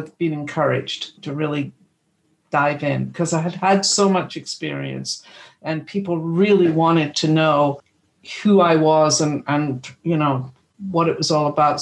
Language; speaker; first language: English; native; English